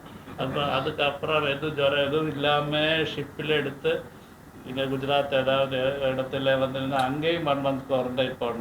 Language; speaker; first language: Tamil; non-native, learner; Malayalam